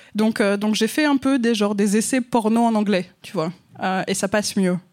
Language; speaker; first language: French; native; French